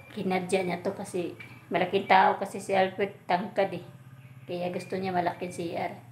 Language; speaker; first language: Filipino; non-native, local second language; Cebuano